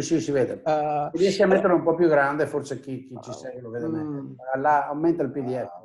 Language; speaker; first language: Italian; native; Italian